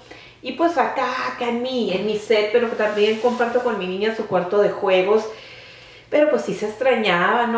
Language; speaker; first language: Spanish; native; Spanish